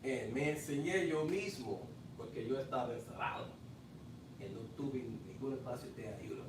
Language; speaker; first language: Spanish; non-native, fluent; English